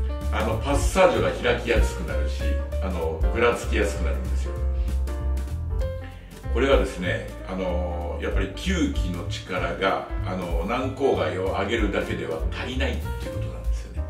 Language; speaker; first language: Japanese; native; Japanese